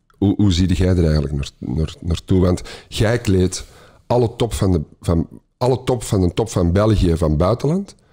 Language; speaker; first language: Dutch; native; Dutch